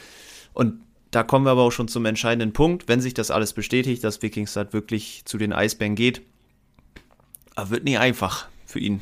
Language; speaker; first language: German; native; German